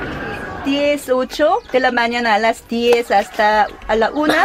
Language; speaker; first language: Spanish; non-native, learner; Korean